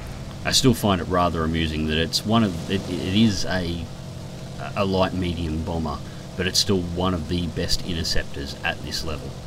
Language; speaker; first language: English; native; English